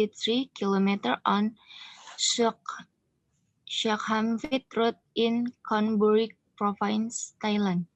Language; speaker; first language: English; non-native, learner; Indonesian